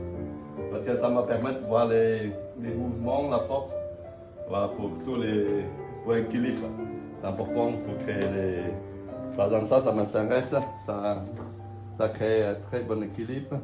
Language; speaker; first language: French; non-native, fluent; Vietnamese